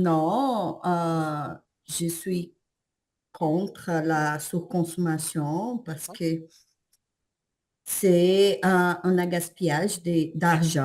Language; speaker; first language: French; non-native, learner; Portuguese